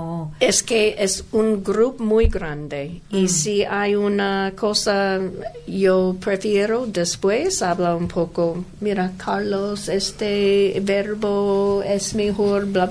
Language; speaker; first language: Spanish; non-native, learner; English